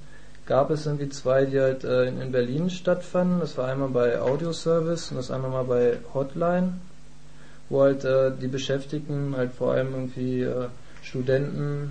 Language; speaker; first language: German; native; German